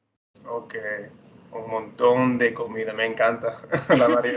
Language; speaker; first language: Spanish; non-native, fluent; English